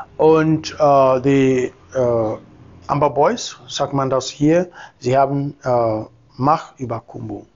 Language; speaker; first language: German; non-native, fluent; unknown